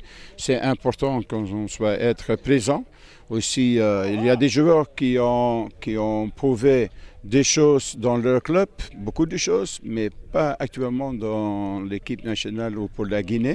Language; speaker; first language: French; non-native, fluent; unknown